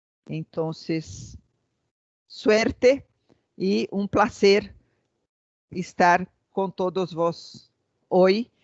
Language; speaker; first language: Spanish; non-native, fluent; Portuguese